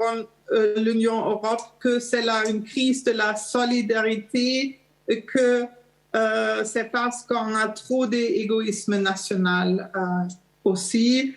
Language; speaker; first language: French; non-native, fluent; German